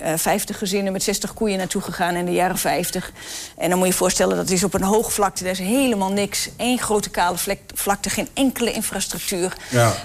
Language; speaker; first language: Dutch; native; Dutch